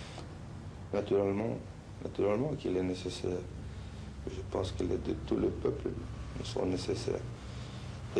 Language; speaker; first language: French; non-native, fluent; Spanish